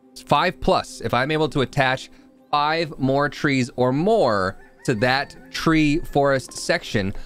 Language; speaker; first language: English; native; English